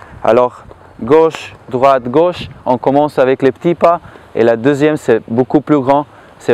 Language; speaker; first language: French; non-native, learner; Slovenian